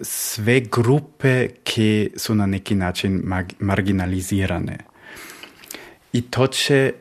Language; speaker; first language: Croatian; early bilingual, heritage; Croatian